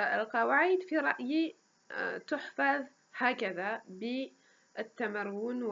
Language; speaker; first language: Arabic; non-native, fluent; French